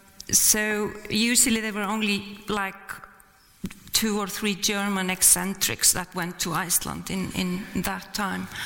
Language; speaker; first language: English; non-native, fluent; Icelandic